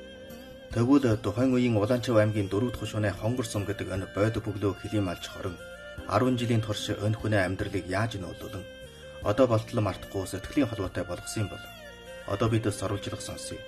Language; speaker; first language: Mongolian; native; Mongolian